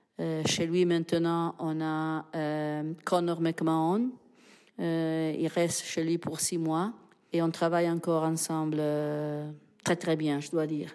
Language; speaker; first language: French; non-native, fluent; Italian